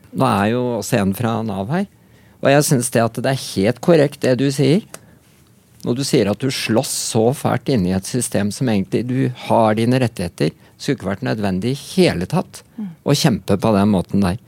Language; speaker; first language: Norwegian; native; Norwegian